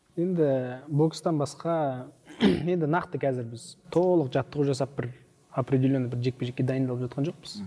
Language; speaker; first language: Kazakh; non-native, local second language; Uzbek